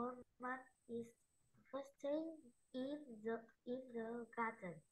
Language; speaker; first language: English; non-native, learner; Vietnamese